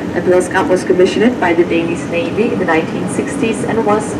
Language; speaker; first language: English; non-native, fluent; Danish